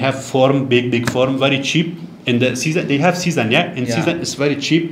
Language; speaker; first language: English; non-native, learner; Persian